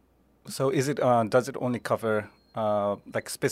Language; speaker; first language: English; non-native, local second language; Nepali